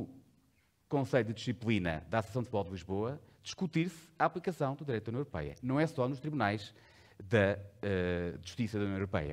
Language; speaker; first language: Portuguese; native; Portuguese